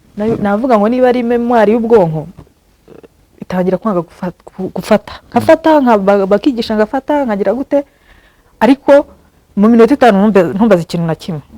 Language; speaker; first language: Kinyarwanda; early bilingual, heritage; Kinyarwanda